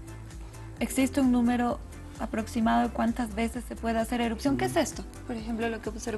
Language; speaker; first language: Spanish; native; Spanish